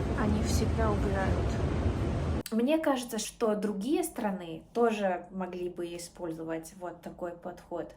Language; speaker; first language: Russian; non-native, learner; English